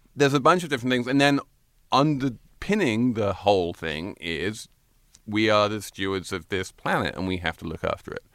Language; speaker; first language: English; native; English